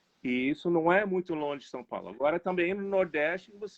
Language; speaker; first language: Portuguese; non-native, fluent; English